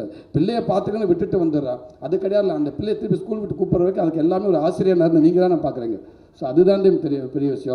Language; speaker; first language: Tamil; native; Tamil